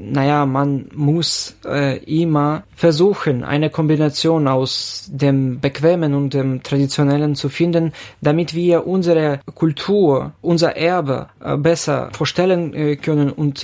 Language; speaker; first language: German; non-native, fluent; Ukrainian